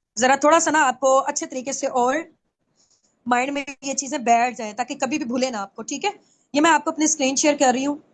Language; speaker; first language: Urdu; non-native, local second language; Punjabi